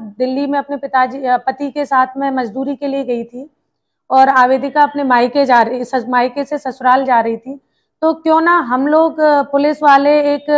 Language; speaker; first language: Hindi; native; Hindi